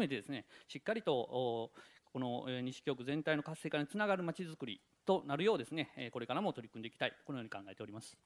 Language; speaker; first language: Japanese; native; Japanese